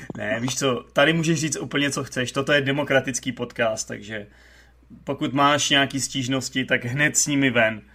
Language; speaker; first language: Czech; native; Czech